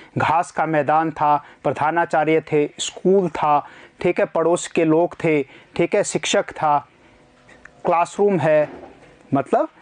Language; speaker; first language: Hindi; native; Hindi